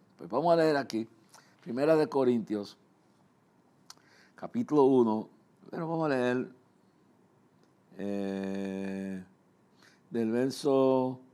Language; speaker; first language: Spanish; native; Spanish